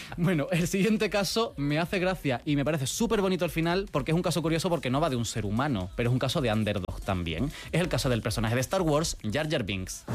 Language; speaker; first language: Spanish; native; Spanish